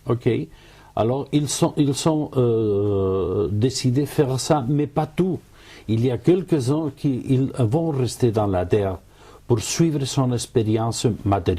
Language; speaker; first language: French; non-native, fluent; Spanish